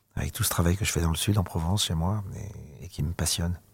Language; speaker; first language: French; native; French